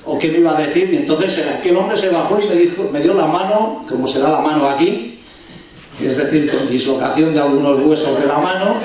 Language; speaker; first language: Spanish; non-native, local second language; Basque